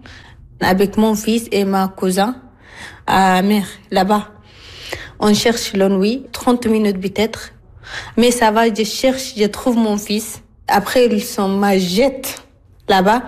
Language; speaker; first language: French; non-native, learner; Arabic